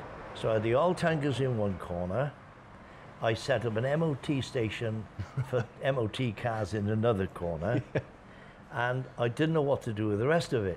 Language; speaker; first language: English; native; English